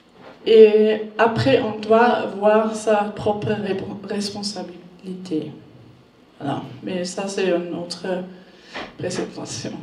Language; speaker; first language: French; non-native, learner; German